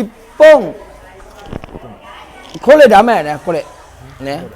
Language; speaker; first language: Japanese; non-native, learner; Thai